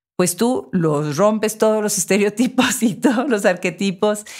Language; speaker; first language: Spanish; native; Spanish